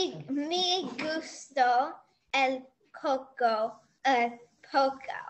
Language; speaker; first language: Spanish; non-native, learner; English